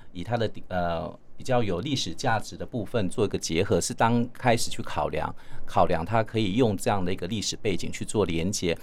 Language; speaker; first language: Chinese; native; Chinese